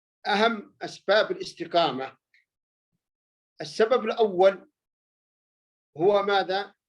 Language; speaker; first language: Arabic; native; Arabic